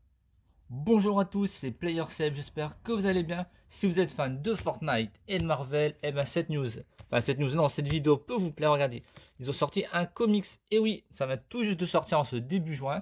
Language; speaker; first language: French; native; French